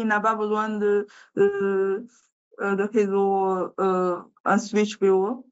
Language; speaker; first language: French; non-native, learner; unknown